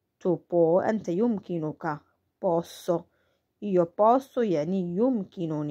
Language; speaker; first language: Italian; non-native, learner; Arabic